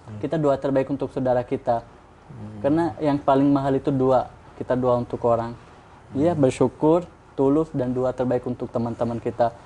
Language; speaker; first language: Indonesian; non-native, fluent; Urdu